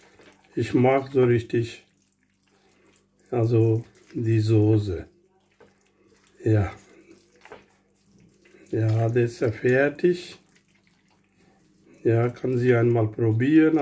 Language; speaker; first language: German; non-native, learner; Urdu